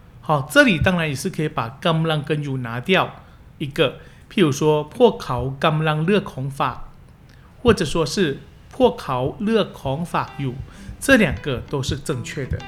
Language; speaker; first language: Chinese; early bilingual, heritage; Chinese